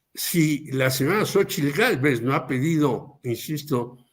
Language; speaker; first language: Spanish; native; Spanish